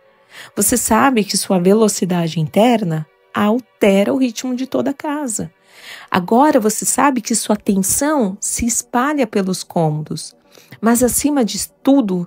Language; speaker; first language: Portuguese; native; Portuguese